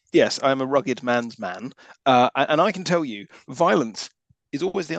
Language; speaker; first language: English; native; English